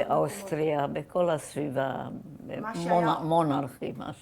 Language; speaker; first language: Hebrew; non-native, fluent; German